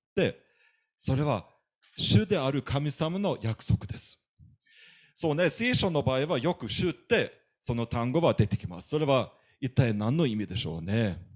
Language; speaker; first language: Japanese; non-native, fluent; German